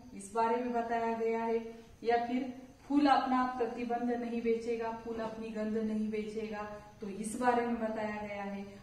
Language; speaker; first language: Hindi; non-native, local second language; Marathi